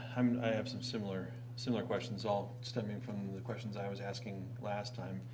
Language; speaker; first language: English; native; English